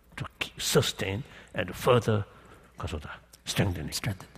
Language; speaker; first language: English; non-native, learner; Tibetan